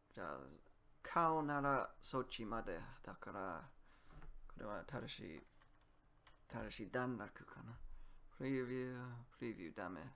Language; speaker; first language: Japanese; non-native, learner; Polish